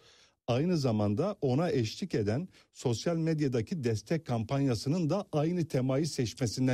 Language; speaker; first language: Turkish; native; Turkish